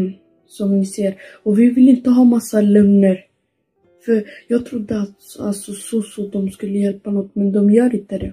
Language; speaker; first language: Swedish; early bilingual, other home language; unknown